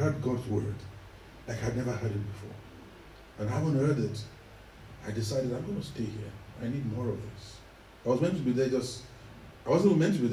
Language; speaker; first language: English; non-native, local second language; Yoruba